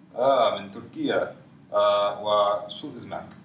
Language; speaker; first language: Arabic; non-native, learner; English